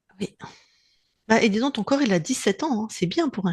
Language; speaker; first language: French; native; French